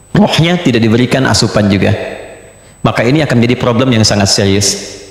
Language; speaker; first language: Indonesian; native; Indonesian